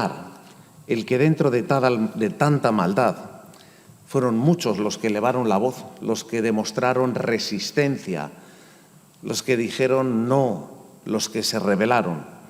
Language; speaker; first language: Spanish; native; Spanish